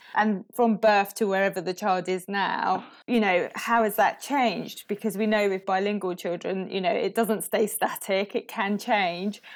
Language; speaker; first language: English; non-native, local second language; Spanish